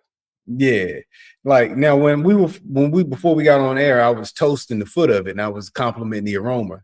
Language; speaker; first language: English; native; English